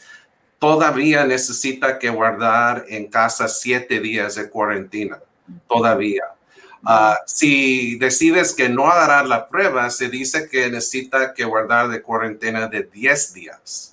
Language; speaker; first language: Spanish; early bilingual, heritage; English